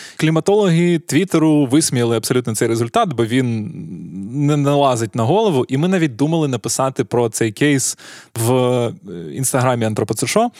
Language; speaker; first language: Ukrainian; native; Ukrainian